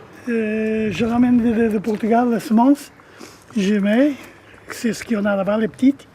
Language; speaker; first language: French; native; French